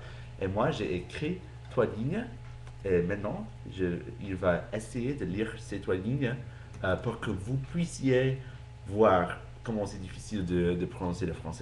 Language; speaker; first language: French; non-native, fluent; English